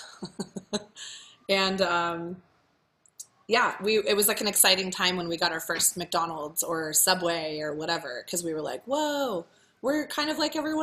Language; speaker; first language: English; native; English